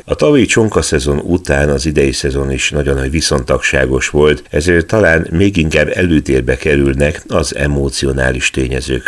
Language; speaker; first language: Hungarian; native; Hungarian